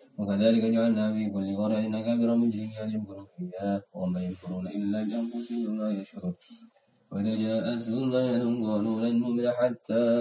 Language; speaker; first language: Arabic; non-native, learner; Indonesian